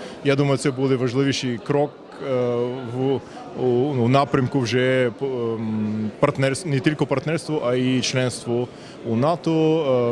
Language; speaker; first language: Ukrainian; non-native, fluent; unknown